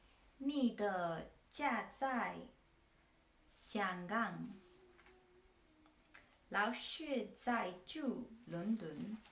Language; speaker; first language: Chinese; non-native, learner; English